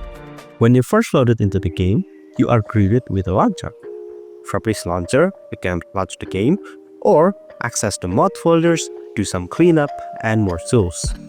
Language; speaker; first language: English; non-native, fluent; Indonesian